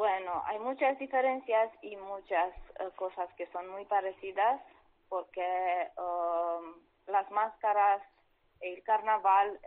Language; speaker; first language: Spanish; non-native, fluent; Romanian